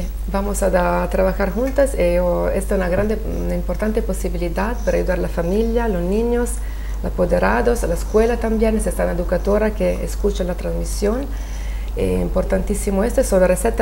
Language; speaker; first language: Spanish; non-native, learner; Italian